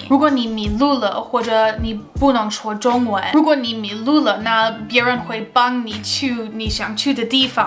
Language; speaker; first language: Chinese; non-native, fluent; English